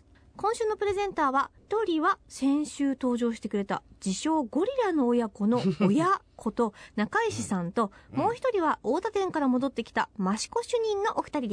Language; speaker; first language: Japanese; native; Japanese